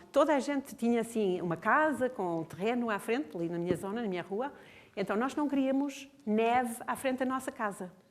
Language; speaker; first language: Portuguese; non-native, fluent; English